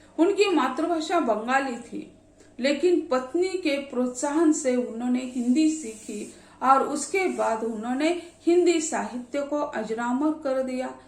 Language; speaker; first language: Hindi; non-native, local second language; Marathi